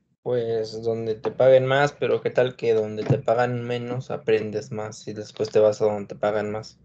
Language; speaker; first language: Spanish; native; Spanish